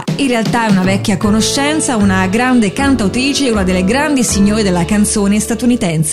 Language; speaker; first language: Italian; native; Italian